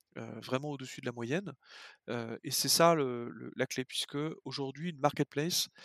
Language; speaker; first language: French; native; French